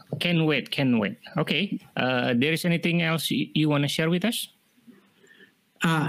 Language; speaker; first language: English; non-native, fluent; Indonesian